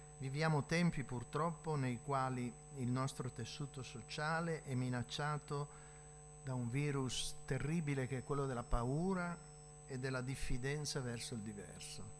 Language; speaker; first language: Italian; native; Italian